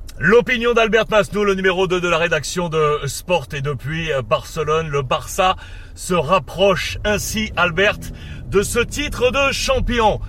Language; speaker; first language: French; native; French